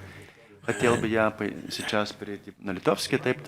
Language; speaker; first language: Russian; non-native, fluent; Lithuanian